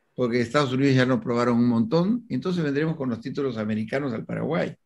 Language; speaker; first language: Spanish; native; Spanish